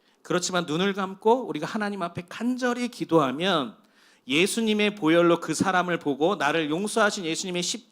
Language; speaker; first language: Korean; native; Korean